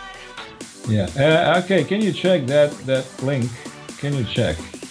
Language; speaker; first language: English; non-native, fluent; Croatian